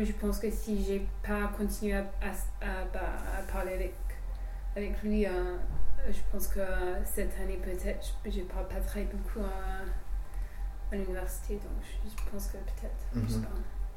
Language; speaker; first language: French; non-native, fluent; English